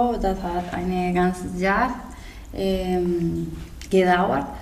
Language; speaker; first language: German; non-native, learner; Spanish